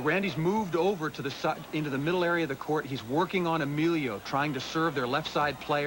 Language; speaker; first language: English; native; English